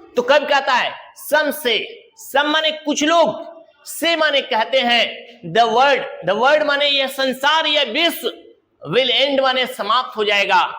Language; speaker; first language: Hindi; native; Hindi